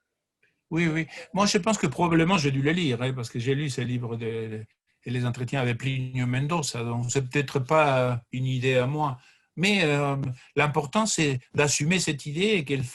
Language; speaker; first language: French; non-native, fluent; Spanish